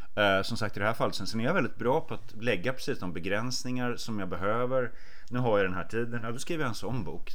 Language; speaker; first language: Swedish; native; Swedish